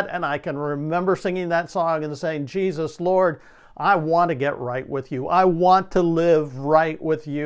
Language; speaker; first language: English; native; English